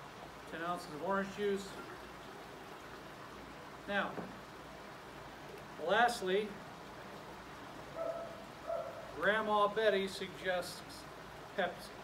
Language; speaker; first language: English; native; English